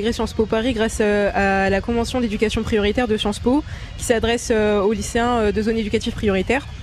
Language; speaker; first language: French; native; French